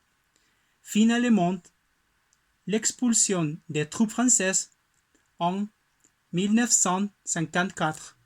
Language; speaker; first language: French; non-native, learner; Spanish